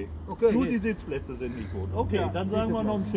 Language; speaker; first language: German; native; German